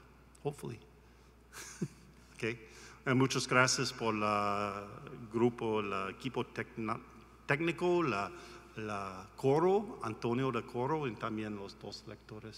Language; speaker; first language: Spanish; non-native, learner; English